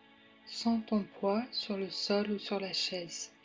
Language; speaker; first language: French; native; French